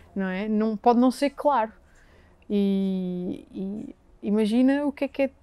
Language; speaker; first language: Portuguese; native; Portuguese